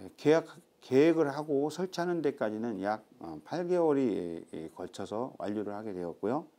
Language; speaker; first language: Korean; native; Korean